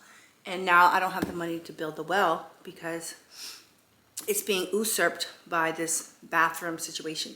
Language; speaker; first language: English; native; English